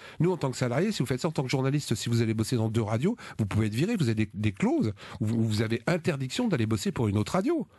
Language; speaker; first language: French; native; French